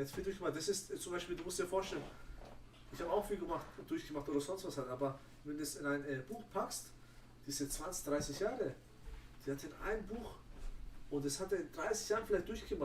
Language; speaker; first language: German; native; German